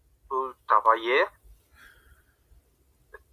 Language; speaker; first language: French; non-native, learner; Spanish